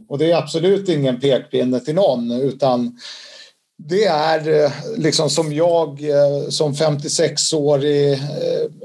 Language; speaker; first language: Swedish; native; Swedish